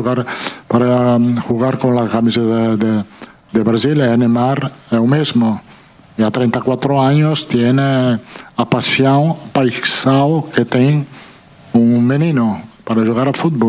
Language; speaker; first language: Portuguese; non-native, fluent; Italian